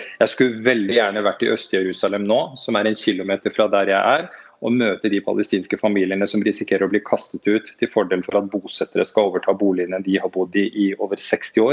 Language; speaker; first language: Norwegian; native; Norwegian